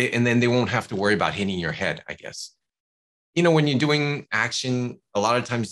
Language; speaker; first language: English; native; English